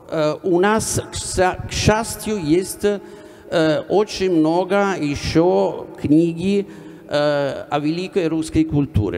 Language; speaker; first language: Russian; non-native, fluent; Italian